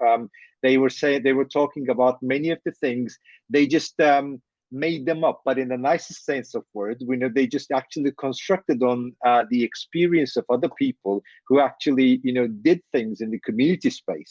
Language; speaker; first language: English; non-native, fluent; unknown